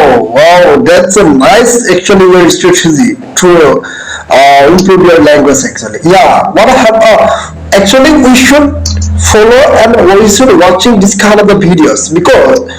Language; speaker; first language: English; non-native, learner; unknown